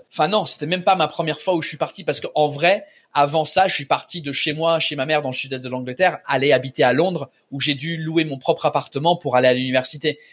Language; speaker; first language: French; early bilingual, other home language; English